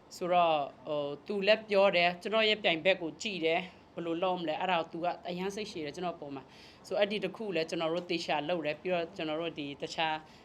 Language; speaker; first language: Burmese; native; Burmese